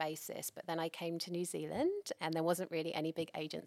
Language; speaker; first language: English; native; English